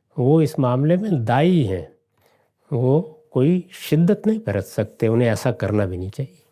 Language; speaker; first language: Urdu; non-native, local second language; Punjabi